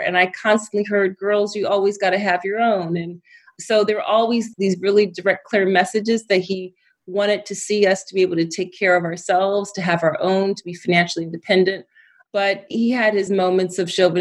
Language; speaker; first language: English; native; English